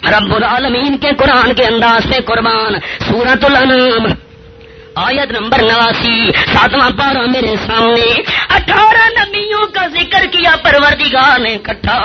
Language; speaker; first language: Urdu; non-native, local second language; Pashto